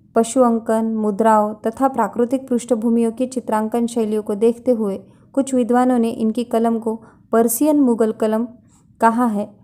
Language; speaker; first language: Hindi; non-native, local second language; Marathi